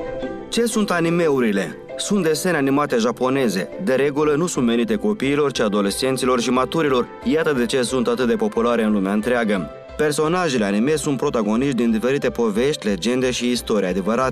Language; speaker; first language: Romanian; native; Romanian